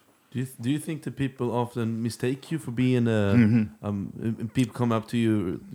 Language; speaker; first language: English; non-native, fluent; Swedish